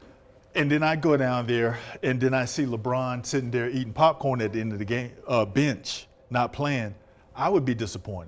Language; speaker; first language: English; native; English